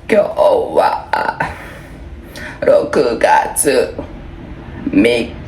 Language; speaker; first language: Japanese; non-native, fluent; Mongolian